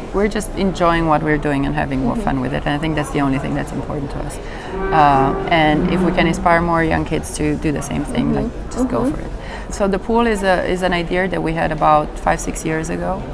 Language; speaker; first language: English; non-native, fluent; Romanian